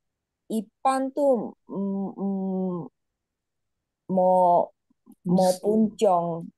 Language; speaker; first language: Chinese; non-native, learner; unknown